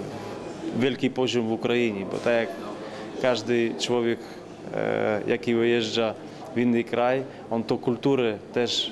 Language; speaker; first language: Polish; non-native, learner; Ukrainian